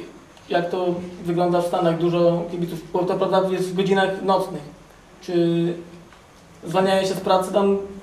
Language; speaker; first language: Polish; native; Polish